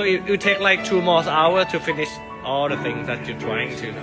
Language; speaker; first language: English; non-native, learner; Thai